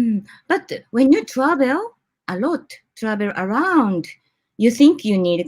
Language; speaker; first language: English; non-native, learner; Japanese